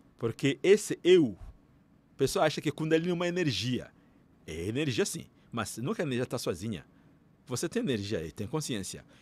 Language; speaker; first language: Portuguese; non-native, fluent; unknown